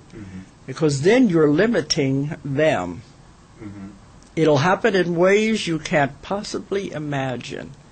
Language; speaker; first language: English; native; English